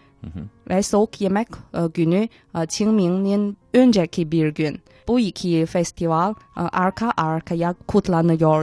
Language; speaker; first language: Turkish; non-native, fluent; Chinese